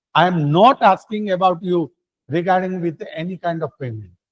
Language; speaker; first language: Hindi; non-native, local second language; Gujarati